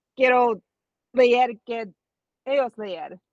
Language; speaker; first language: Spanish; early bilingual, heritage; Spanish